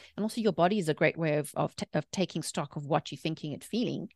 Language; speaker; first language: English; native; English